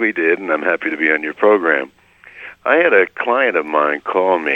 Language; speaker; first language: English; native; English